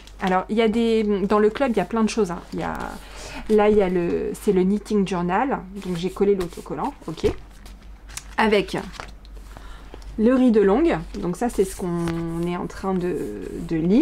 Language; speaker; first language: French; native; French